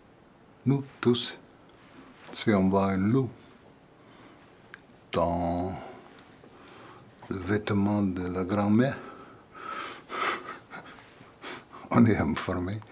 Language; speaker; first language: French; non-native, fluent; German